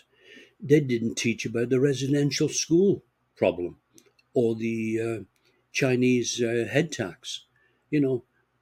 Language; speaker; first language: English; native; English